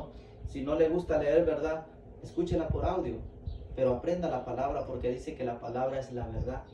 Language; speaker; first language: Spanish; native; Spanish